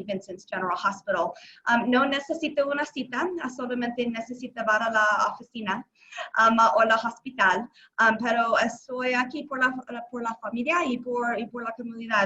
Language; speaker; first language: Spanish; non-native, learner; English